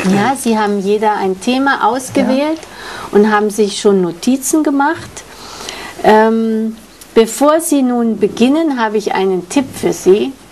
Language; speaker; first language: German; native; German